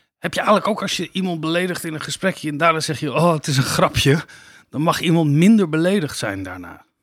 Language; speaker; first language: Dutch; native; Dutch